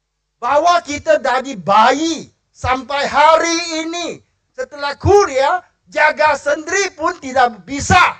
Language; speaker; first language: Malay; non-native, local second language; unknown